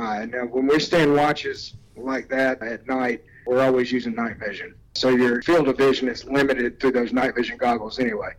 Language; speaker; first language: English; native; English